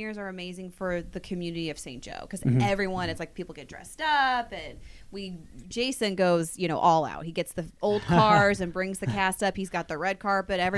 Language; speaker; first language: English; native; English